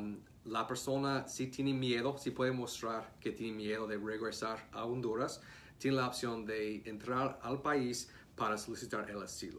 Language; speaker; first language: Spanish; non-native, fluent; English